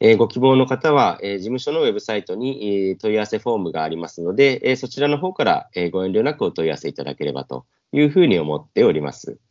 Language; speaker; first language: Japanese; native; Japanese